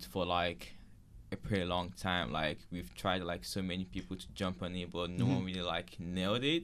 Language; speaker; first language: English; non-native, local second language; Yoruba